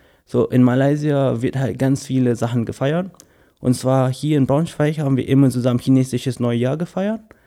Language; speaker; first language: German; non-native, fluent; English